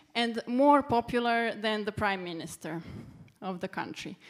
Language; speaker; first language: English; non-native, fluent; Serbian